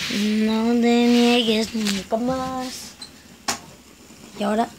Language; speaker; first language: Spanish; native; Spanish